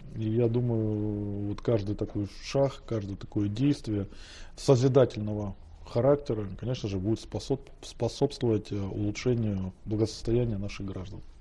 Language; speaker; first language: Russian; native; Russian